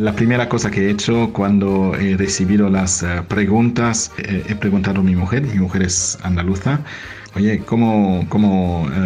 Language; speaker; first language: Spanish; non-native, fluent; German